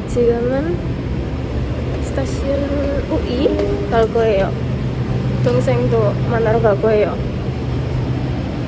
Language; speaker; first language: Korean; non-native, learner; Indonesian